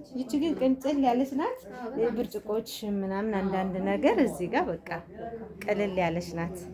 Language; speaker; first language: Amharic; native; Amharic